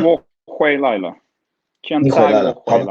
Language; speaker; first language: Chinese; non-native, learner; Swedish